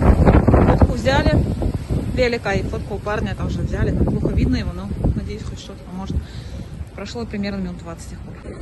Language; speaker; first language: Russian; native; Russian